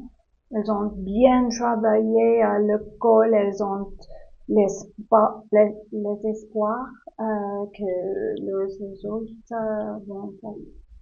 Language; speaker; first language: French; non-native, learner; English